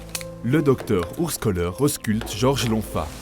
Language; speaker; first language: French; native; French